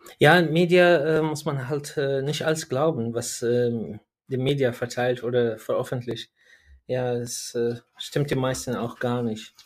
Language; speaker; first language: German; non-native, learner; Arabic